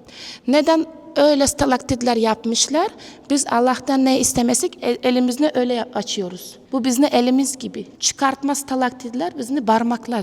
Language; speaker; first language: Turkish; non-native, learner; Uzbek